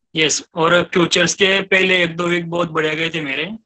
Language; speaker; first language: Hindi; non-native, local second language; Marathi